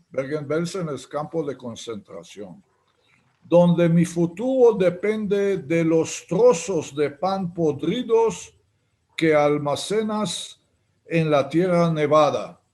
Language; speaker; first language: Spanish; non-native, fluent; Hebrew